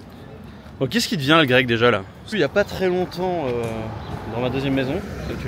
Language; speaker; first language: French; native; French